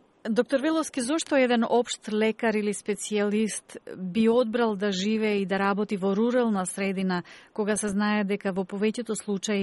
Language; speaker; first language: Macedonian; native; Macedonian